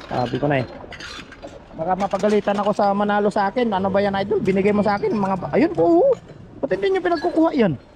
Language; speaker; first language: Filipino; native; Filipino